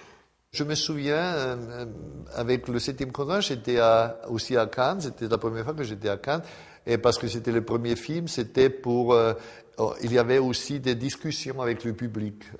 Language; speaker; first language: French; non-native, fluent; German